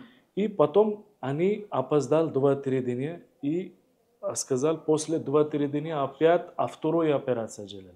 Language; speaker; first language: Russian; non-native, learner; Hindi